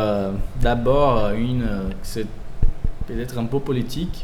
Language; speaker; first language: French; non-native, fluent; Portuguese